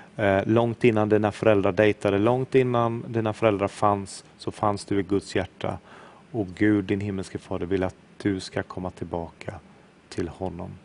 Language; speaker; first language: Swedish; native; Swedish